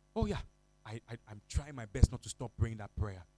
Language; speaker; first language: English; non-native, local second language; Ga